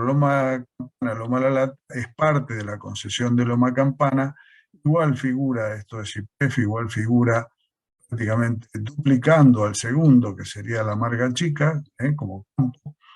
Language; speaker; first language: Spanish; native; Spanish